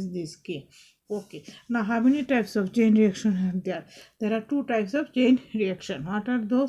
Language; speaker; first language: English; non-native, local second language; Bangla